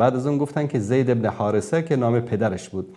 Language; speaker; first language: Persian; native; Persian